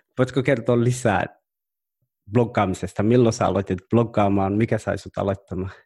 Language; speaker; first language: Finnish; early bilingual, other home language; Somali